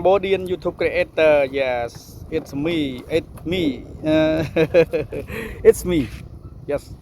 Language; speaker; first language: English; non-native, learner; Khmer